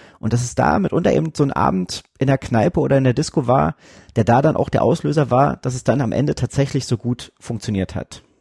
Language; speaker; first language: German; native; German